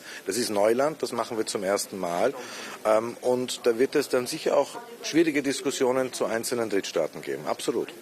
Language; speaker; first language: German; native; German